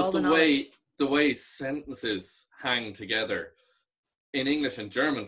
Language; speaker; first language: English; non-native, local second language; Irish